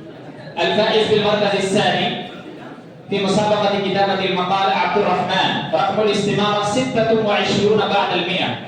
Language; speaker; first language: Arabic; non-native, fluent; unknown